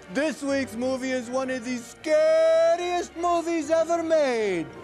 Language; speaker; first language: English; native; English